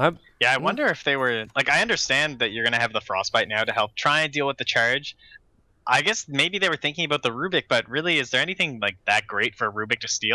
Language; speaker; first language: English; native; English